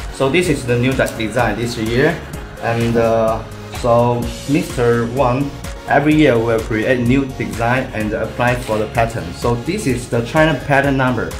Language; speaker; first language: English; non-native, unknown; Chinese